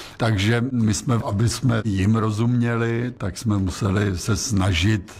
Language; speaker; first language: Czech; native; Czech